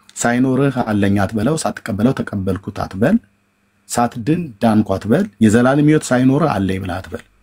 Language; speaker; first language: Amharic; native; Amharic